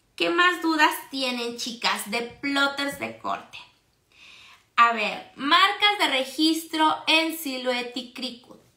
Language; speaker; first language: Spanish; native; Spanish